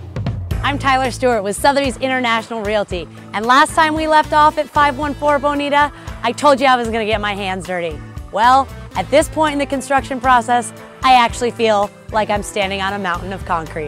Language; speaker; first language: English; native; English